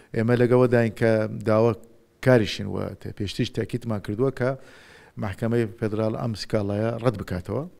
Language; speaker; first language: Central Kurdish; non-native, local second language; Azerbaijani